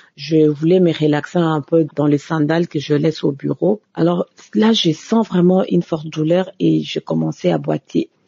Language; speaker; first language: French; non-native, local second language; Lingala